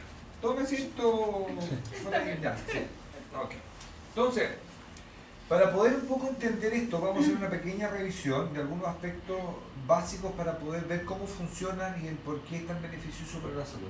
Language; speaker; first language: Spanish; native; Spanish